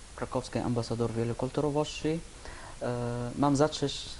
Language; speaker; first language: Polish; non-native, learner; Arabic